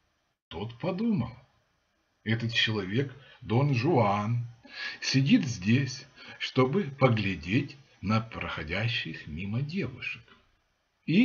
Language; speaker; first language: Russian; native; Russian